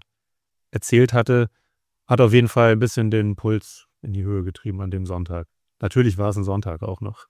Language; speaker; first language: German; native; German